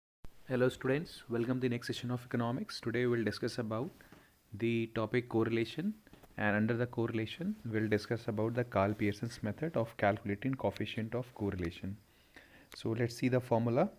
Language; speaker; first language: English; non-native, local second language; Hindi